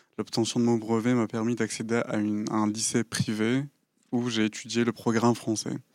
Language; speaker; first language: French; non-native, local second language; Kabyle